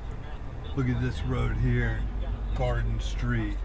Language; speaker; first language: English; native; English